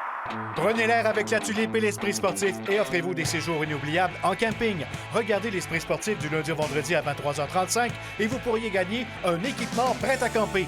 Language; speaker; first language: French; native; French